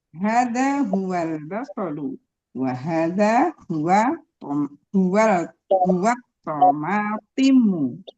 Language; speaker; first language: Arabic; non-native, learner; Indonesian